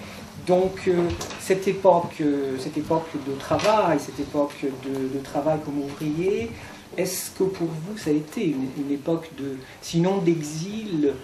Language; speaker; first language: French; native; French